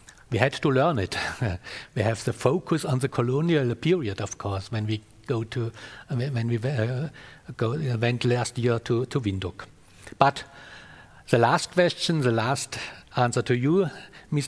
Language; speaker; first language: English; non-native, fluent; German